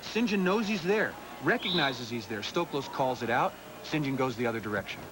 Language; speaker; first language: English; native; English